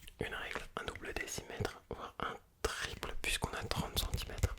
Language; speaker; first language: French; native; French